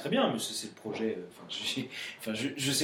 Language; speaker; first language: French; native; French